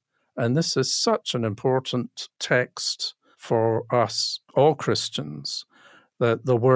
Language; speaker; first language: English; native; English